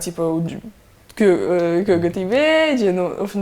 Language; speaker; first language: Kyrgyz; non-native, local second language; Russian